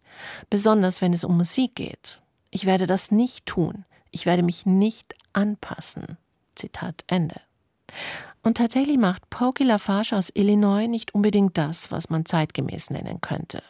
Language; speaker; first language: German; native; German